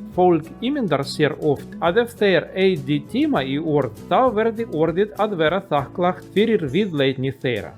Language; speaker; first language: Icelandic; non-native, learner; Russian